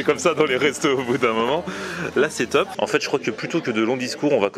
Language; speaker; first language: French; native; French